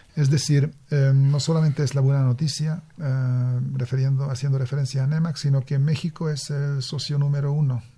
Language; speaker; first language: Spanish; non-native, fluent; Hungarian